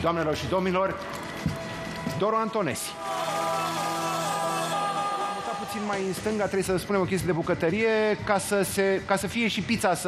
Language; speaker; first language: Romanian; native; Romanian